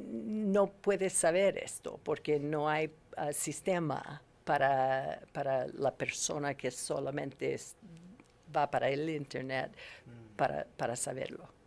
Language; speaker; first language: Spanish; non-native, learner; English